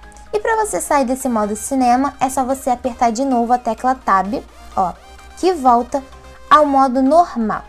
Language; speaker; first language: Portuguese; native; Portuguese